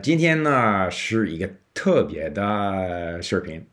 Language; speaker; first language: Chinese; non-native, fluent; English